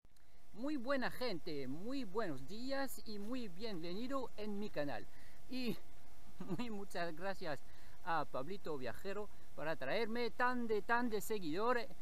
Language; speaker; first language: Spanish; non-native, learner; French